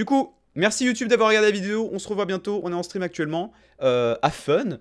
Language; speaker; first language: French; native; French